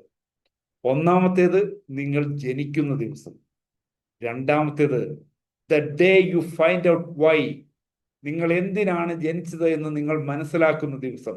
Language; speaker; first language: Malayalam; native; Malayalam